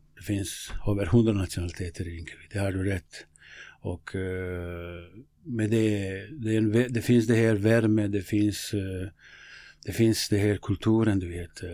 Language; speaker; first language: Swedish; non-native, fluent; Bosnian